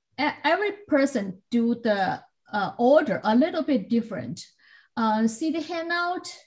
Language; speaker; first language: English; non-native, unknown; Chinese